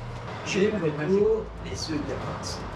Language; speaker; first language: French; non-native, learner; Spanish